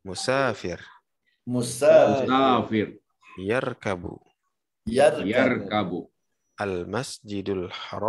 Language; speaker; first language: Arabic; non-native, fluent; Indonesian